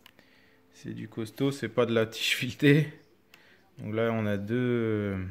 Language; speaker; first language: French; native; French